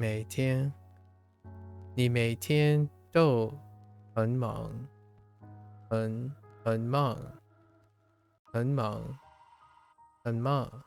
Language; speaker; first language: Chinese; non-native, learner; English